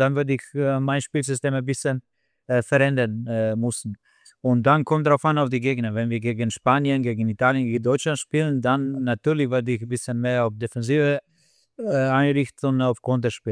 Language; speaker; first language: German; non-native, fluent; Slovenian